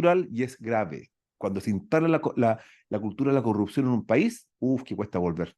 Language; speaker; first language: Spanish; native; Spanish